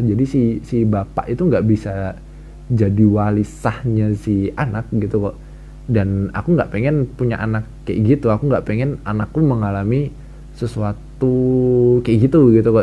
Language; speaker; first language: Indonesian; native; Indonesian